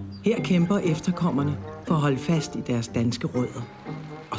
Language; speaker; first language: Danish; native; Danish